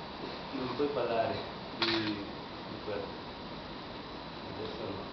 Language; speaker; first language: Italian; non-native, learner; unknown